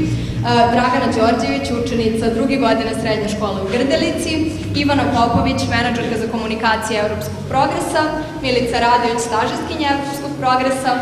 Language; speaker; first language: Serbian; native; Serbian